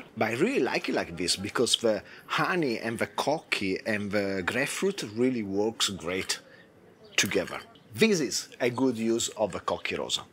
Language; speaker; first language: English; non-native, fluent; Italian